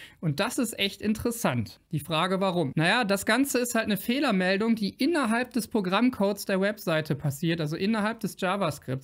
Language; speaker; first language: German; native; German